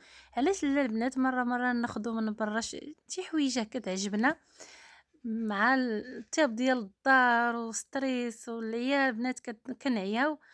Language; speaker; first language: Arabic; native; Arabic